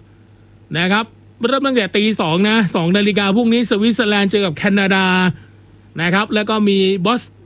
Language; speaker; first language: Thai; non-native, local second language; Northeastern Thai